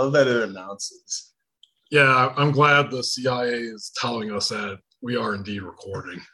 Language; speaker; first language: English; native; English